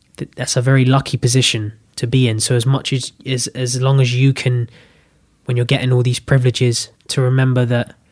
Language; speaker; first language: English; native; English